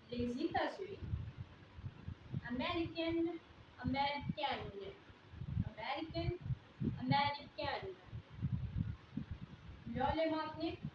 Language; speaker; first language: French; non-native, learner; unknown